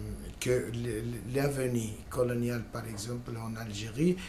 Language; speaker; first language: French; non-native, learner; Spanish